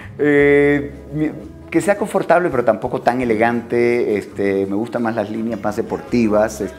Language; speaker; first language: Spanish; native; Spanish